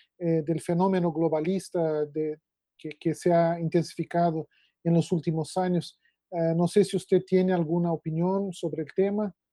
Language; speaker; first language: Spanish; non-native, fluent; Portuguese